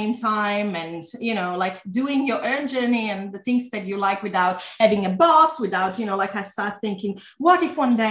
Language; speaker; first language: English; non-native, fluent; Italian